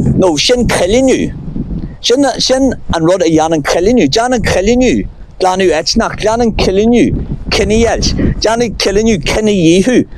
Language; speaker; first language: Irish; non-native, local second language; English